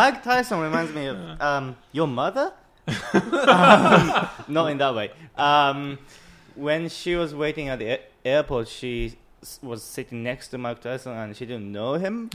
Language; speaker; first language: English; non-native, fluent; Japanese